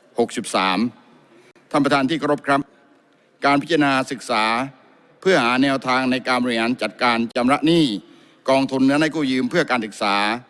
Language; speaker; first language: Thai; native; Thai